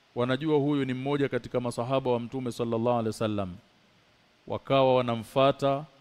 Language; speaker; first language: Swahili; native; Swahili